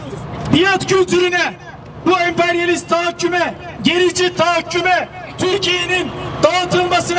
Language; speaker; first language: Turkish; native; Turkish